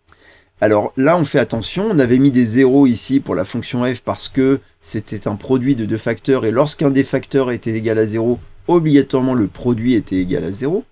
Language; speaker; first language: French; native; French